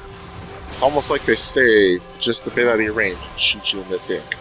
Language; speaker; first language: English; native; English